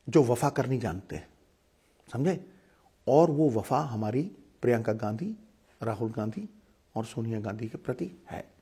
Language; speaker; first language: Hindi; non-native, local second language; Punjabi